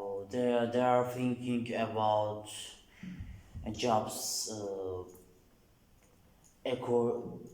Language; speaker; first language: English; non-native, learner; Turkish